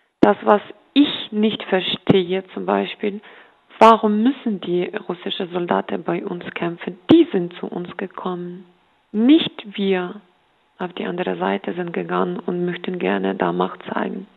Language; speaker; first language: German; non-native, fluent; Ukrainian